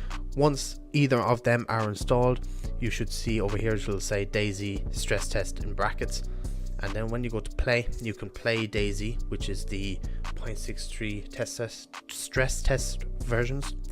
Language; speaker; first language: English; native; English